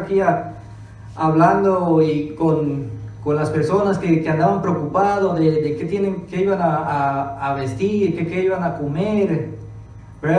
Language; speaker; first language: Spanish; early bilingual, other home language; English